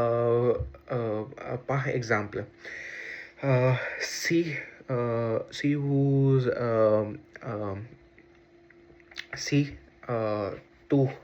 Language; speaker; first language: French; non-native, learner; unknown